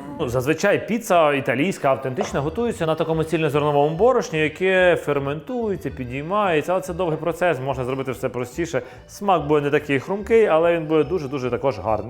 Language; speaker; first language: Ukrainian; native; Ukrainian